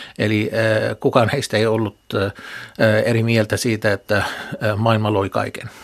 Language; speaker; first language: Finnish; non-native, fluent; Arabic